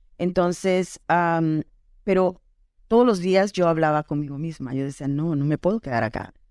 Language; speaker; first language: Spanish; early bilingual, heritage; Spanish